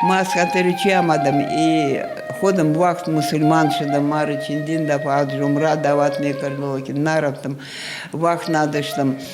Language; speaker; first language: Persian; non-native, fluent; Russian